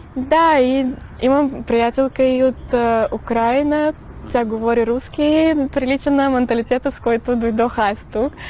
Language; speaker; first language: Bulgarian; early bilingual, heritage; Bulgarian